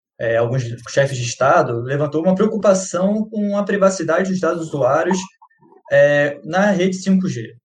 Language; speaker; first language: Portuguese; native; Portuguese